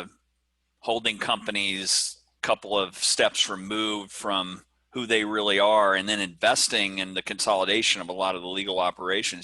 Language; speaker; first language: English; native; English